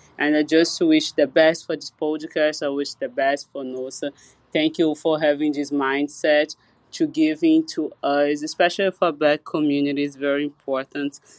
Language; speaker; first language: English; non-native, fluent; Portuguese